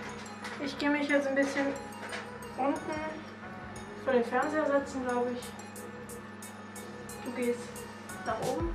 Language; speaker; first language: German; native; German